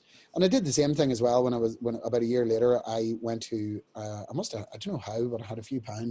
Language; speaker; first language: English; native; English